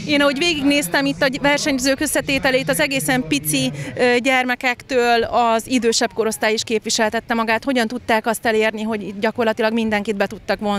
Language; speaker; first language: Hungarian; native; Hungarian